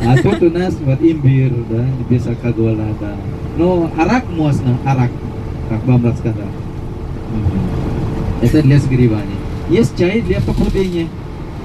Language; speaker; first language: Russian; non-native, fluent; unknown